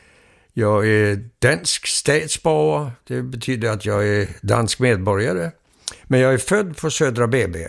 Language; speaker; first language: Swedish; early bilingual, heritage; Swedish